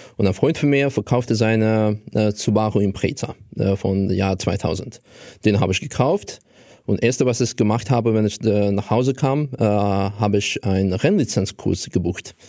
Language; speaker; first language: German; non-native, fluent; Russian